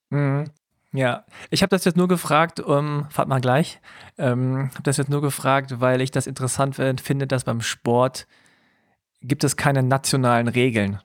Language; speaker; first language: German; early bilingual, other home language; Korean